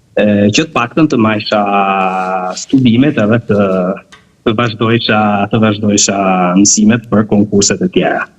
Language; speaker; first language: Albanian; early bilingual, heritage; Albanian